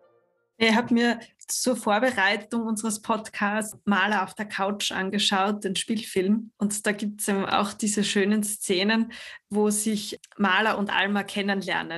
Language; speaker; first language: German; native; German